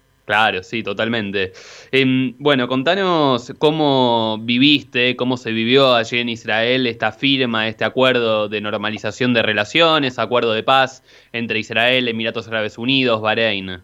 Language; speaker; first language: Spanish; native; Spanish